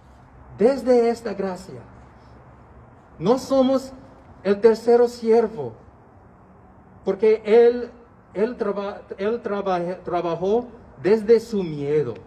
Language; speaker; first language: Spanish; non-native, learner; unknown